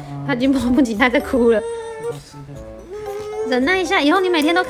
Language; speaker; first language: Chinese; native; Chinese